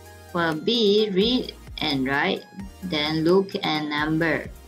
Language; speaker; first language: English; non-native, local second language; Malay